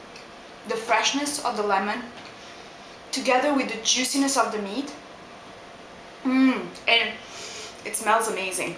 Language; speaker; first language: English; non-native, fluent; Italian